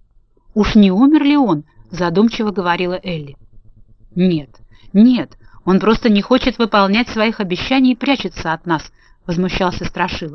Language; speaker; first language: Russian; native; Russian